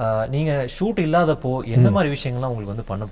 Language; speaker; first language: Tamil; native; Tamil